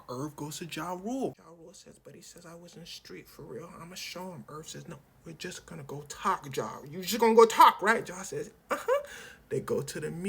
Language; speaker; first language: English; native; English